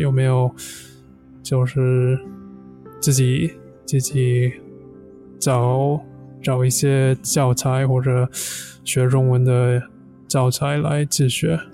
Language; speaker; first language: Chinese; non-native, fluent; English